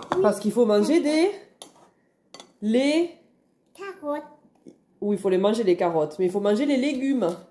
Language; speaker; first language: French; native; French